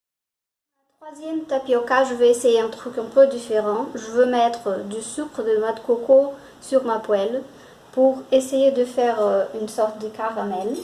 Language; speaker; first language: French; non-native, fluent; Portuguese